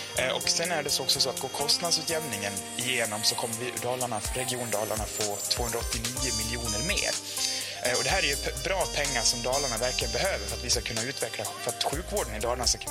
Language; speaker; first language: Swedish; native; Swedish